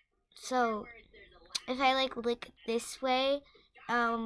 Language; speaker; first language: English; native; English